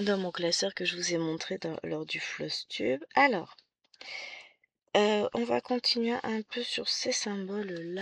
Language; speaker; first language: French; native; French